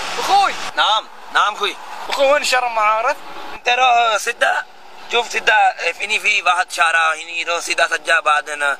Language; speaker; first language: Arabic; non-native, learner; Punjabi